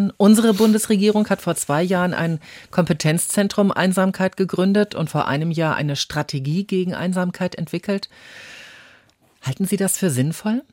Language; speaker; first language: German; native; German